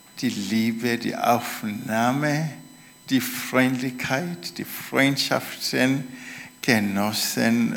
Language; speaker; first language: German; non-native, fluent; Shona